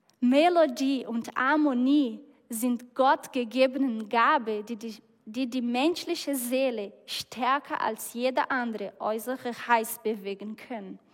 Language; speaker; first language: German; non-native, fluent; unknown